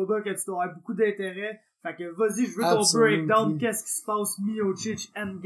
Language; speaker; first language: French; native; French